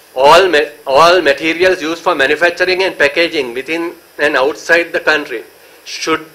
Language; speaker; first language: English; non-native, local second language; Sinhala